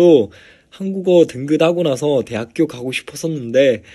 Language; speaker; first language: Korean; non-native, fluent; Chinese